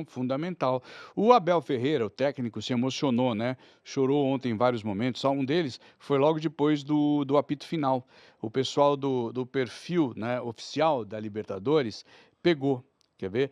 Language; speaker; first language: Portuguese; native; Portuguese